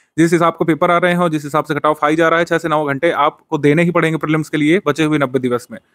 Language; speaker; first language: Hindi; native; Hindi